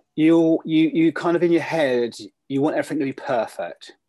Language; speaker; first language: English; native; English